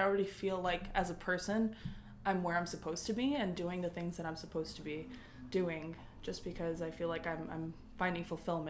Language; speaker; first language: English; early bilingual, other home language; Spanish